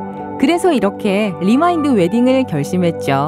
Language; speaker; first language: Korean; native; Korean